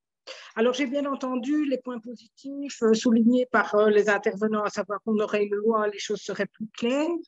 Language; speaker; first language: French; native; French